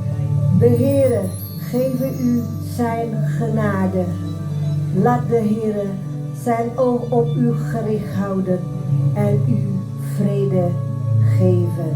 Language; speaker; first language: Dutch; non-native, learner; Indonesian